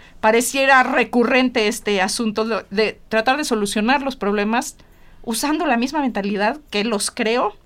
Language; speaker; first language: Spanish; native; Spanish